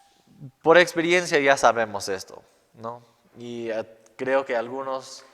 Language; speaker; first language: Spanish; non-native, fluent; English